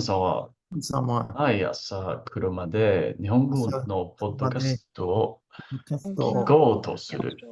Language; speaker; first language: Japanese; non-native, learner; English